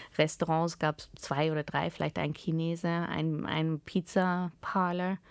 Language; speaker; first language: German; early bilingual, heritage; German